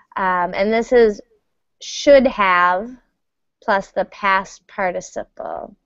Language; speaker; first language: English; native; English